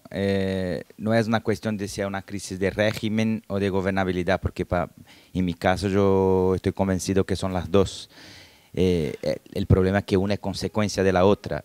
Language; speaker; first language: Spanish; non-native, fluent; Portuguese